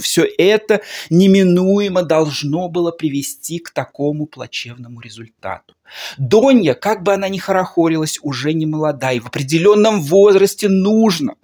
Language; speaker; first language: Russian; native; Russian